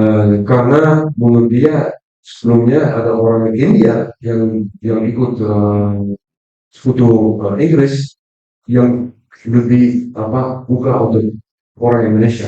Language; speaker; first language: Indonesian; non-native, fluent; Dutch